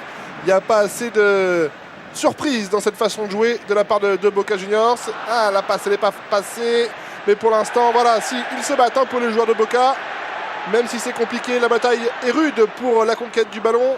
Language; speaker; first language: French; native; French